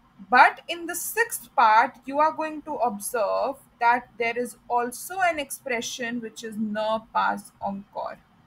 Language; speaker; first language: English; non-native, local second language; Hindi